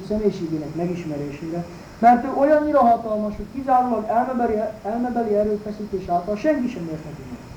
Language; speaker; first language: Hungarian; native; Hungarian